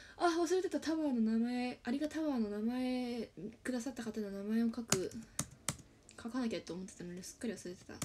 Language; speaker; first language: Japanese; native; Japanese